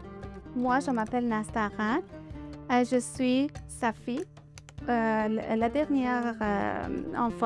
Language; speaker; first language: French; non-native, learner; Persian